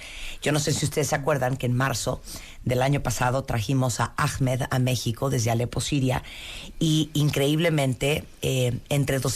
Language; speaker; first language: Spanish; native; Spanish